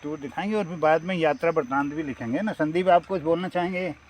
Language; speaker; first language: Hindi; native; Hindi